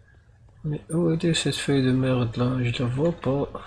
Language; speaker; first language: French; non-native, learner; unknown